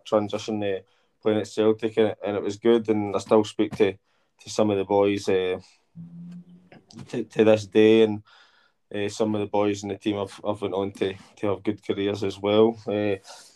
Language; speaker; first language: English; native; English